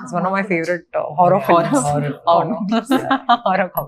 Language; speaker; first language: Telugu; non-native, fluent; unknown